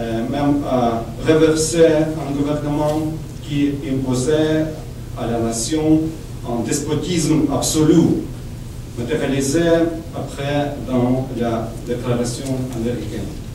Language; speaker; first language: French; non-native, fluent; Ukrainian